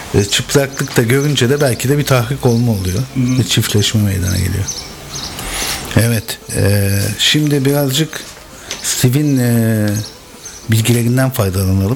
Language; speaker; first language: Turkish; native; Turkish